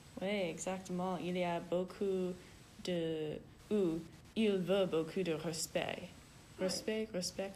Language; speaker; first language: French; non-native, learner; English